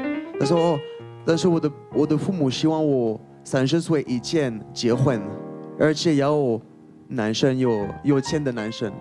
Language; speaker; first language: Chinese; non-native, fluent; French